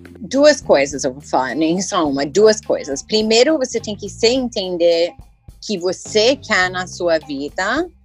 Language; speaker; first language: Portuguese; early bilingual, heritage; English